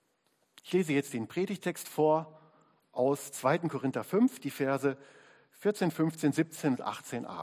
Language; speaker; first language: German; native; German